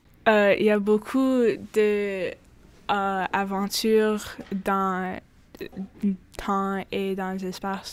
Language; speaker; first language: French; non-native, local second language; English